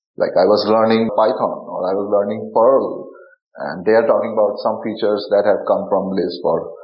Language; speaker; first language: English; non-native, local second language; Bangla